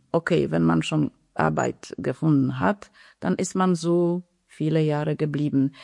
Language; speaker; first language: German; non-native, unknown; Polish